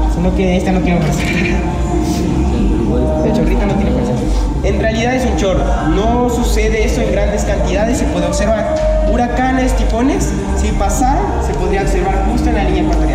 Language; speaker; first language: Spanish; native; Spanish